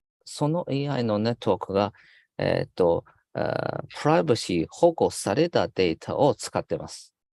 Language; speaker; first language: Japanese; non-native, fluent; Chinese